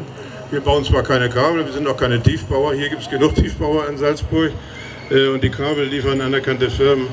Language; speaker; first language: German; native; German